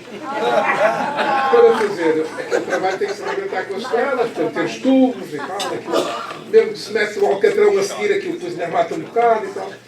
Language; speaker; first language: Portuguese; native; Portuguese